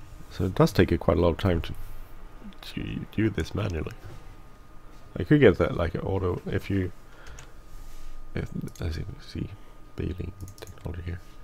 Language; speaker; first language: English; non-native, fluent; Swedish